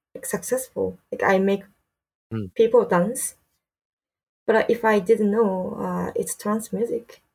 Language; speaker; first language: English; non-native, learner; Japanese